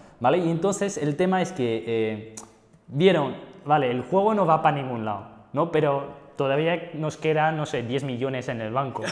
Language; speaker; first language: Spanish; non-native, fluent; Chinese